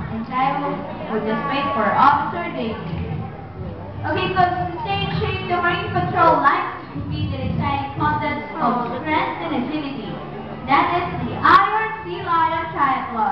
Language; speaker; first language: English; non-native, local second language; Filipino